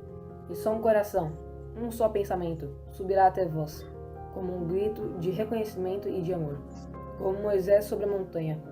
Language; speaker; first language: Portuguese; native; Portuguese